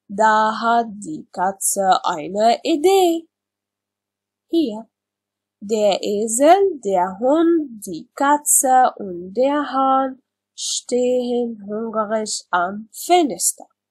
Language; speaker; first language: German; non-native, learner; Arabic